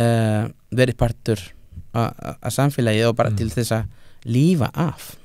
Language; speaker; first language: Icelandic; non-native, fluent; Spanish